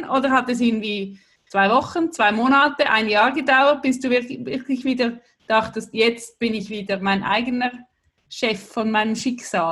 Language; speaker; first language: German; native; German